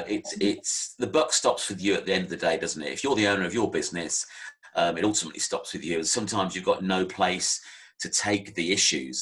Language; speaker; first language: English; native; English